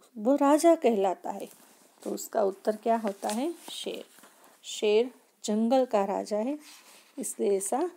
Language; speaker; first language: Hindi; non-native, local second language; Gujarati